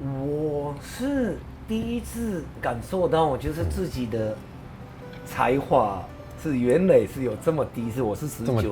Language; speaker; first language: Chinese; non-native, fluent; Japanese